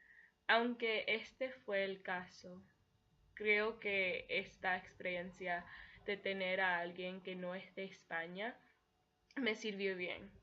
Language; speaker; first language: Spanish; early bilingual, heritage; Spanish